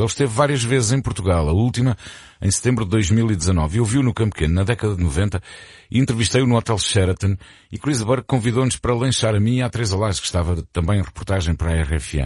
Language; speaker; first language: Portuguese; native; Portuguese